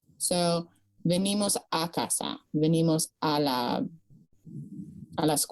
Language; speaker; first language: Spanish; non-native, fluent; English